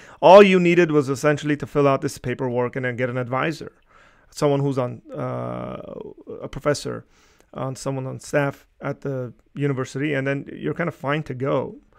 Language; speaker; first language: English; early bilingual, other home language; Armenian